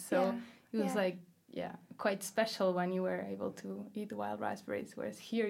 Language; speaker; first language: English; non-native, fluent; Spanish